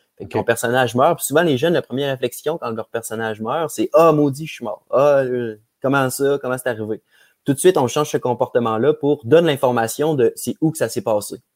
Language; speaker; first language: French; native; French